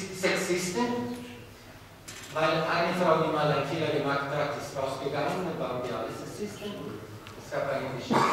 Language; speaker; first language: German; non-native, fluent; Italian